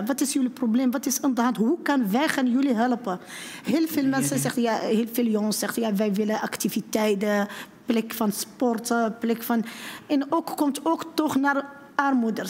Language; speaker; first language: Dutch; non-native, learner; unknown